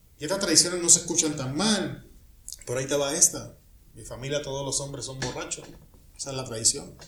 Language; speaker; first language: Spanish; native; Spanish